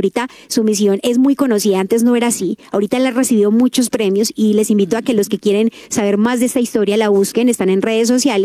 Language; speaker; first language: Spanish; native; Spanish